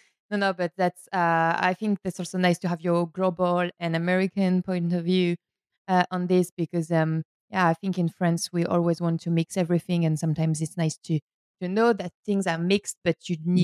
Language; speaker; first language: English; non-native, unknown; French